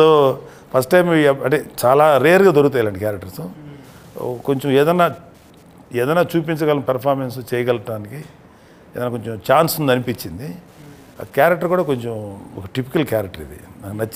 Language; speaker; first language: Telugu; native; Telugu